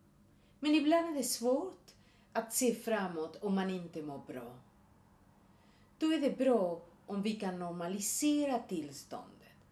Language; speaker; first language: Swedish; non-native, fluent; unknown